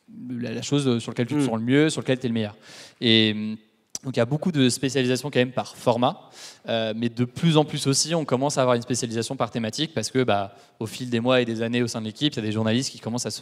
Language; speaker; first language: French; native; French